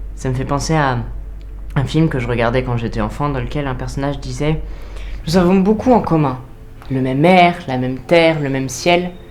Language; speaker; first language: French; native; French